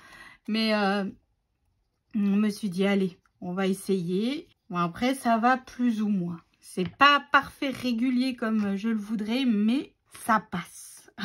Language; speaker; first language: French; native; French